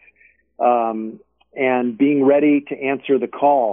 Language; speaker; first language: English; native; English